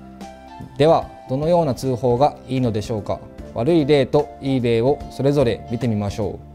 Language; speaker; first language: Japanese; native; Japanese